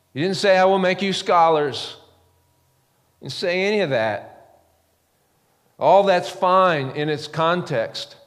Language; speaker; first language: English; native; English